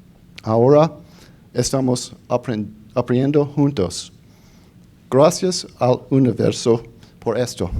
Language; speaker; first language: Spanish; non-native, fluent; English